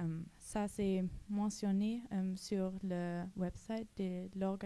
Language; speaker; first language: French; non-native, learner; German